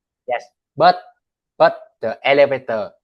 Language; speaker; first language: English; non-native, learner; Vietnamese